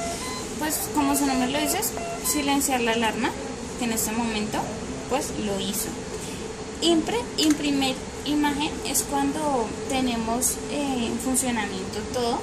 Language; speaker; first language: Spanish; native; Spanish